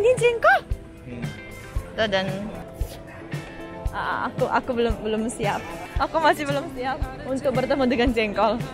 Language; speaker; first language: Indonesian; non-native, fluent; Korean